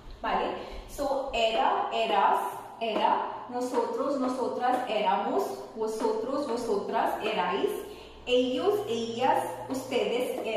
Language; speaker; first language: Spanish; non-native, fluent; Hindi